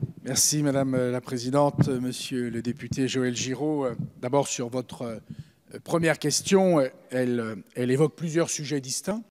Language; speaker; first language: French; native; French